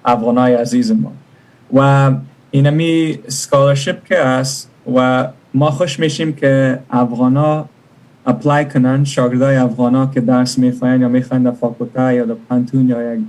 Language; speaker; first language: Persian; early bilingual, other home language; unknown